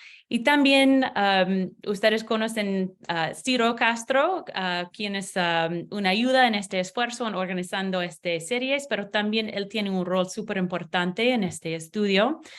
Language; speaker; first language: Spanish; non-native, learner; English